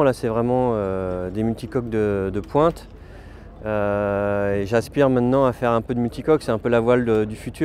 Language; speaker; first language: French; native; French